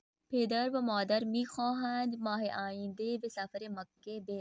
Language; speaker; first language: Persian; non-native, fluent; Urdu